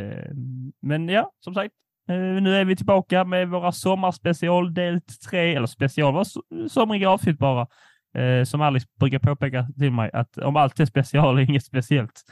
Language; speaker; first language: Swedish; native; Swedish